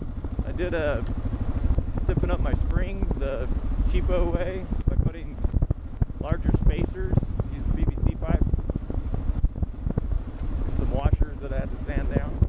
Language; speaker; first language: English; native; English